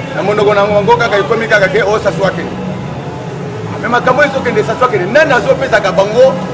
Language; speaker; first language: Lingala; non-native, local second language; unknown